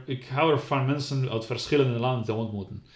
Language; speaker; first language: Dutch; non-native, learner; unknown